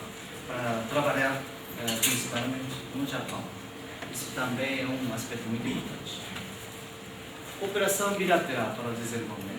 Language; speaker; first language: Portuguese; non-native, fluent; Japanese